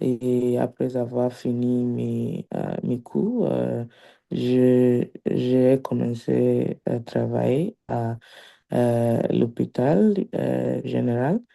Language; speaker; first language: French; non-native, learner; Igbo